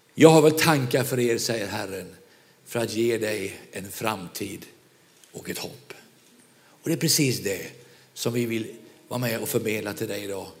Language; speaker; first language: Swedish; native; Swedish